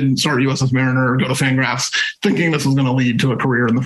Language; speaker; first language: English; native; English